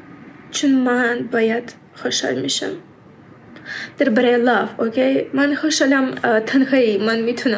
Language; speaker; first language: Persian; early bilingual, heritage; Persian